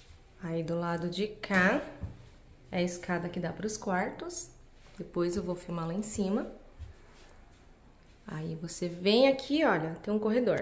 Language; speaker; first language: Portuguese; native; Portuguese